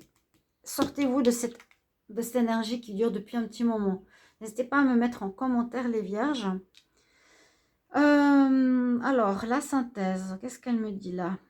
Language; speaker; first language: French; native; French